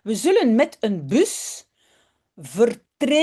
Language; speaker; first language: Dutch; non-native, fluent; French